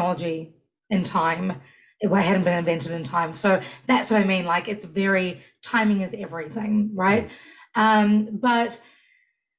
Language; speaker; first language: English; native; English